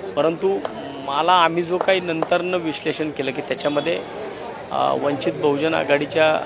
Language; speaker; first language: Marathi; native; Marathi